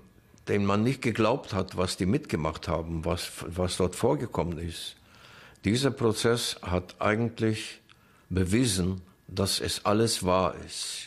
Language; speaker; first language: German; non-native, fluent; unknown